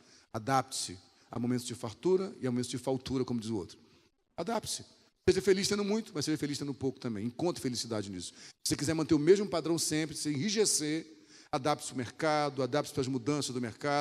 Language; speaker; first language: Portuguese; native; Portuguese